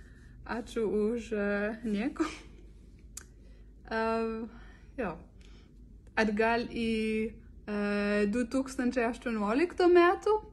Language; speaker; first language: Lithuanian; non-native, learner; French